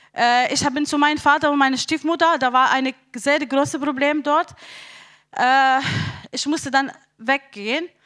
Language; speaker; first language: German; non-native, learner; Arabic